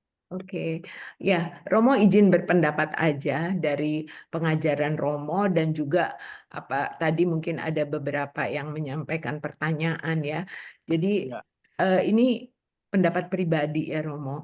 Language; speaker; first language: Indonesian; native; Indonesian